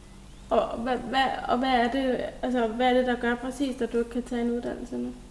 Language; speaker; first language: Danish; native; Danish